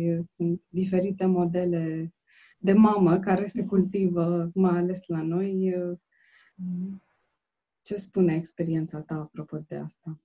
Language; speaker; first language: Romanian; native; Romanian